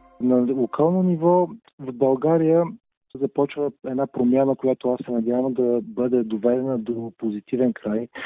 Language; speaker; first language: Bulgarian; native; Bulgarian